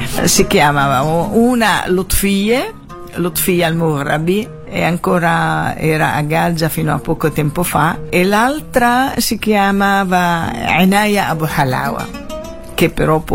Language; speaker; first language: Italian; non-native, fluent; Arabic